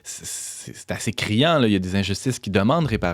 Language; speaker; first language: French; native; French